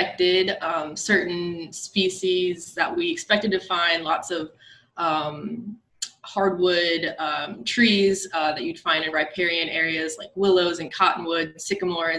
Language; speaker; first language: English; native; English